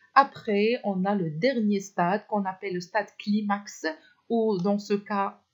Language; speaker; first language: French; non-native, local second language; Arabic